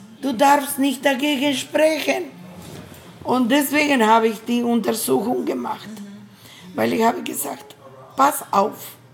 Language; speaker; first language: German; non-native, learner; Spanish